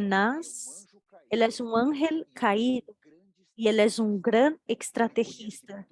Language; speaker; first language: Spanish; non-native, fluent; Portuguese